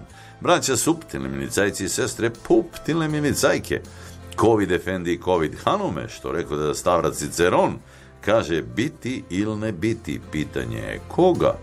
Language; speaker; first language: Serbian; native; Serbian